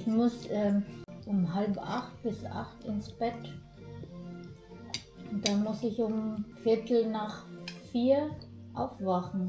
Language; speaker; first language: German; non-native, learner; Cebuano